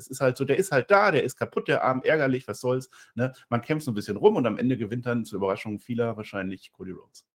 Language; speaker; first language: German; native; German